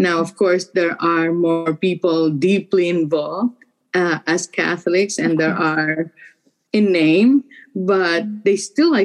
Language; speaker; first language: English; non-native, local second language; Filipino